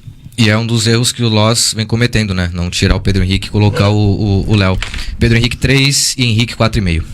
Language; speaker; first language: Portuguese; native; Portuguese